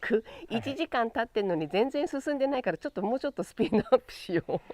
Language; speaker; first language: Japanese; native; Japanese